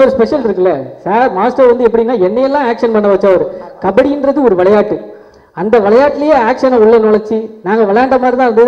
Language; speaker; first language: Tamil; native; Tamil